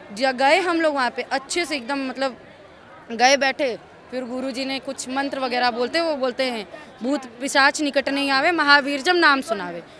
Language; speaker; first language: Hindi; native; Hindi